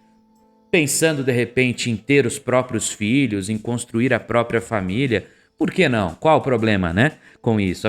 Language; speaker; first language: Portuguese; native; Portuguese